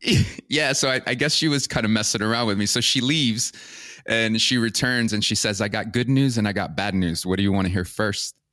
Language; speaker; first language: English; native; English